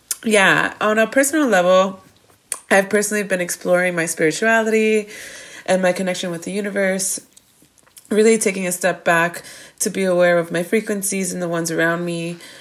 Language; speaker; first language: English; early bilingual, other home language; Spanish